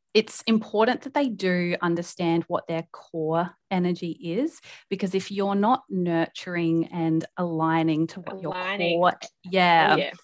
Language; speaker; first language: English; native; English